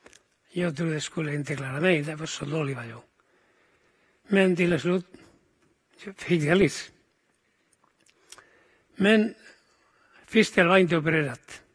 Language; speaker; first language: Swedish; non-native, fluent; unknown